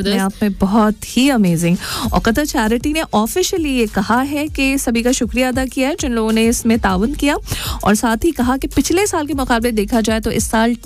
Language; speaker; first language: Hindi; native; Hindi